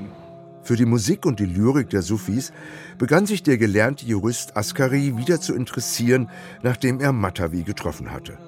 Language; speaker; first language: German; native; German